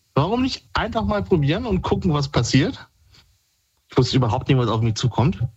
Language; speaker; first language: German; native; German